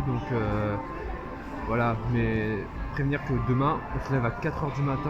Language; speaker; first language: French; native; French